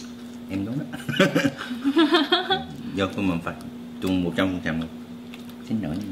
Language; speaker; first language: Vietnamese; non-native, learner; Korean